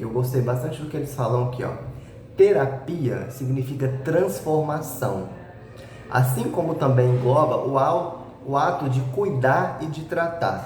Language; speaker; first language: Portuguese; native; Portuguese